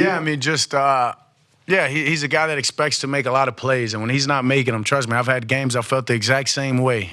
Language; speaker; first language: English; native; English